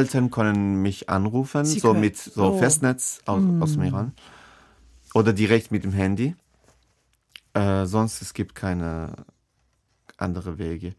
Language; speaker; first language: German; non-native, fluent; Persian